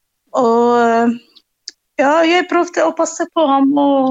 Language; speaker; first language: Norwegian; non-native, learner; Arabic